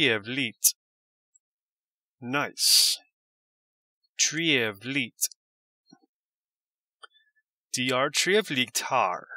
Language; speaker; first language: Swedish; non-native, learner; English